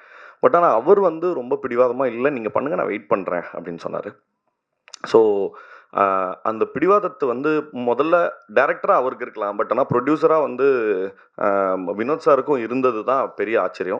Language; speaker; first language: Tamil; native; Tamil